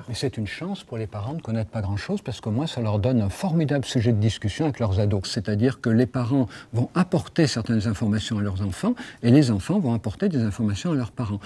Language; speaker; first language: French; native; French